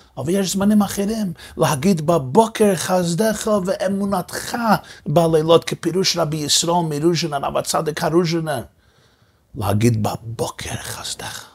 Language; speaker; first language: Hebrew; non-native, fluent; English